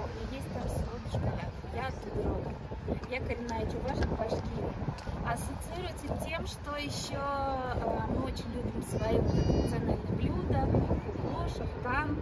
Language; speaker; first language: Russian; non-native, local second language; Chuvash